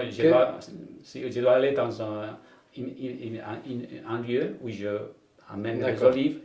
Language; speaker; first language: French; non-native, fluent; Spanish